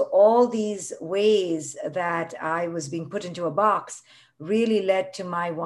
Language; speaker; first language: English; non-native, local second language; Hindi